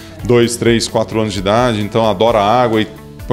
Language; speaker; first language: Portuguese; native; Portuguese